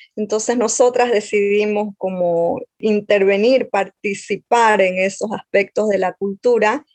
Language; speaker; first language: Spanish; native; Spanish